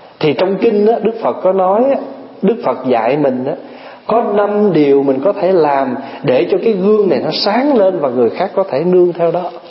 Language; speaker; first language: Vietnamese; early bilingual, other home language; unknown